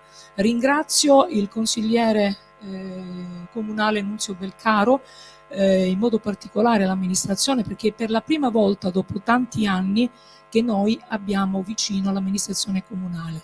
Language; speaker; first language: Italian; native; Italian